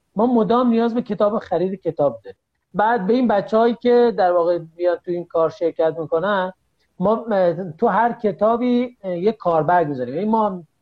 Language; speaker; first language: Persian; native; Persian